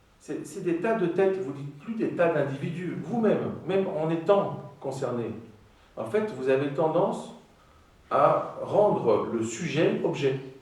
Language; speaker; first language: French; non-native, fluent; Greek